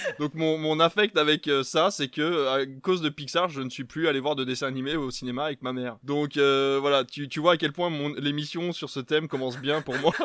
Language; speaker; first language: French; native; French